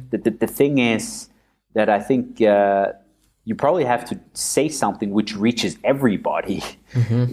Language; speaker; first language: English; non-native, fluent; German